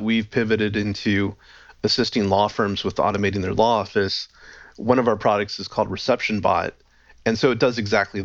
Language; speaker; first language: English; native; English